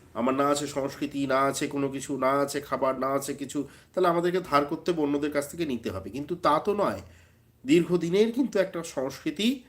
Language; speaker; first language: Bangla; native; Bangla